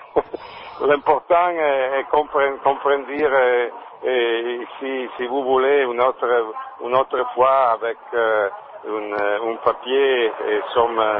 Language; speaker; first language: French; non-native, learner; Italian